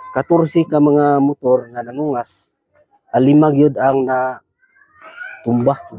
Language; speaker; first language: Cebuano; native; Cebuano